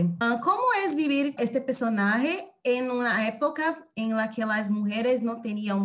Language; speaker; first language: Spanish; non-native, fluent; Portuguese